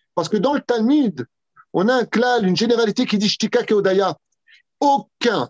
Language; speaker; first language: French; native; French